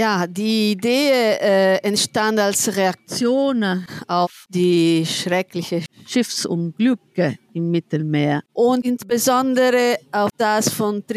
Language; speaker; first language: German; non-native, fluent; Italian